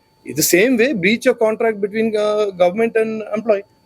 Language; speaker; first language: English; non-native, local second language; Malayalam